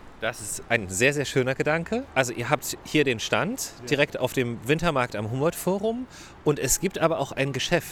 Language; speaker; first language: German; native; German